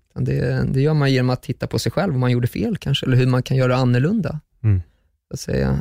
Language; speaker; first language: Swedish; early bilingual, other home language; German